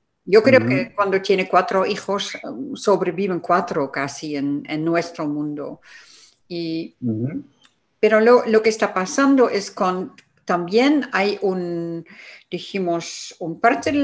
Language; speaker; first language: Spanish; non-native, fluent; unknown